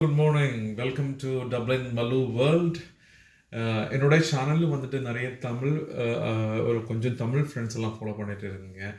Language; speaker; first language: Tamil; non-native, learner; Malayalam